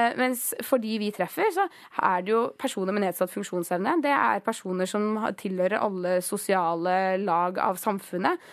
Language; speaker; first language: Norwegian; early bilingual, other home language; Greek